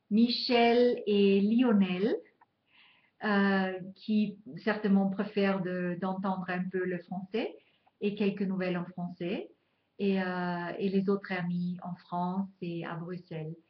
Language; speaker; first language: French; non-native, fluent; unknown